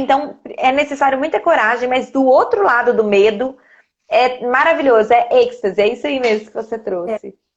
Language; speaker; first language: Portuguese; native; Portuguese